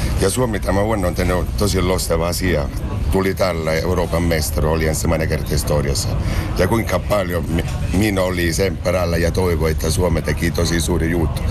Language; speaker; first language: Finnish; non-native, learner; Italian